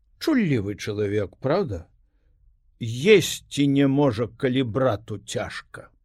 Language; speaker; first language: Belarusian; non-native, local second language; Russian